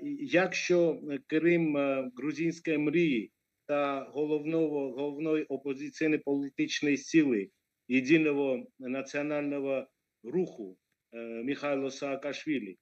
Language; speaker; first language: Ukrainian; non-native, fluent; Georgian